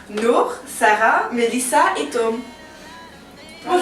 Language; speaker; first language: French; non-native, learner; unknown